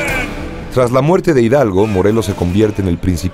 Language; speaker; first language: Spanish; native; Spanish